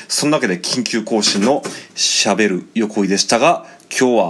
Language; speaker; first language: Japanese; native; Japanese